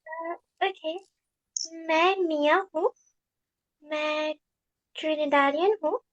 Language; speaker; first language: Hindi; non-native, learner; English